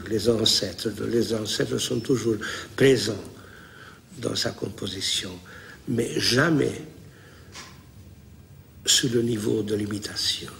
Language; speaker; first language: French; non-native, fluent; Hungarian